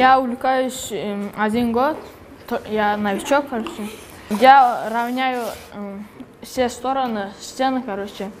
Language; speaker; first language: Russian; non-native, local second language; Kumyk